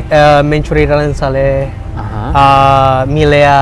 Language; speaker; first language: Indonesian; non-native, learner; Spanish